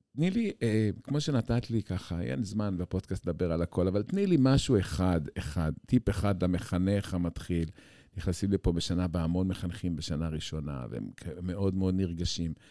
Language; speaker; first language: Hebrew; native; Hebrew